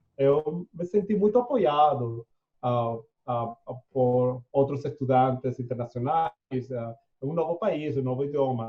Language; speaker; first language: Portuguese; non-native, fluent; Spanish